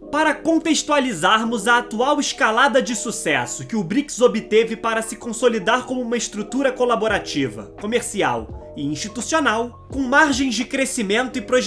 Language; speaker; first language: Portuguese; native; Portuguese